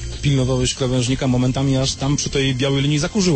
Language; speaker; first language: Polish; native; Polish